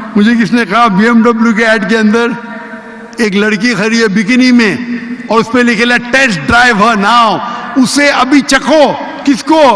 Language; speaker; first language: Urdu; non-native, local second language; Konkani